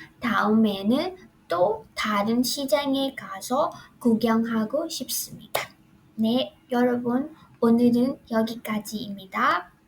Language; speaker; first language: Korean; non-native, fluent; Burmese